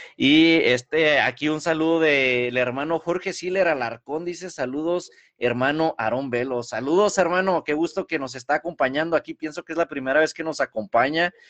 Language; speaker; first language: Spanish; early bilingual, heritage; Spanish